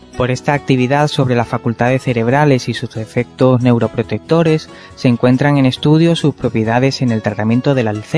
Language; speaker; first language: Spanish; native; Spanish